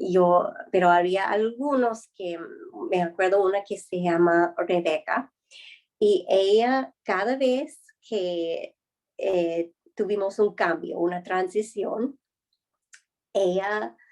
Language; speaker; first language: Spanish; non-native, fluent; English